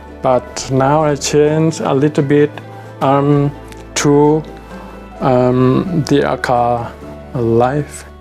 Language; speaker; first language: English; non-native, learner; Thai